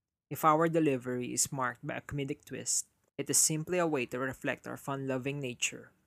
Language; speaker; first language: English; non-native, local second language; Filipino